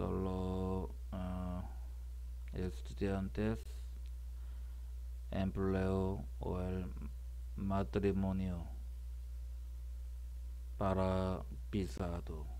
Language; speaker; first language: Spanish; non-native, learner; Korean